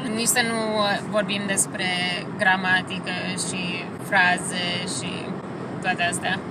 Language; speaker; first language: Romanian; early bilingual, heritage; Romanian